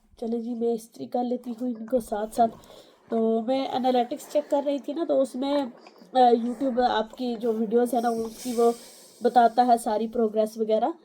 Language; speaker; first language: Urdu; non-native, local second language; Punjabi